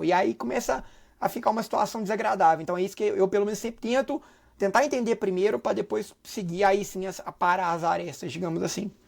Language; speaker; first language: Portuguese; native; Portuguese